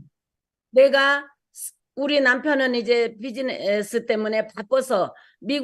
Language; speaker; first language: Korean; native; Korean